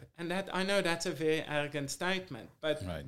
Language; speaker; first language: English; non-native, fluent; Afrikaans